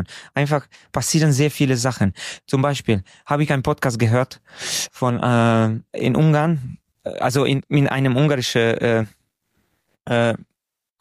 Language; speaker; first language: German; non-native, fluent; Hungarian